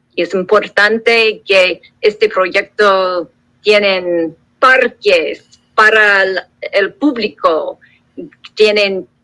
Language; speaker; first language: Spanish; non-native, learner; English